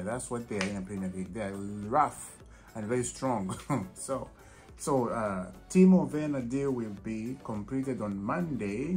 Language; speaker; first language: English; non-native, fluent; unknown